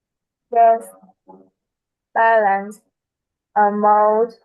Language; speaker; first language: English; non-native, learner; Vietnamese